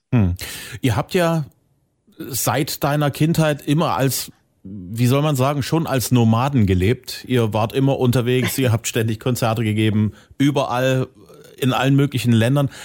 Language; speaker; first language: German; native; German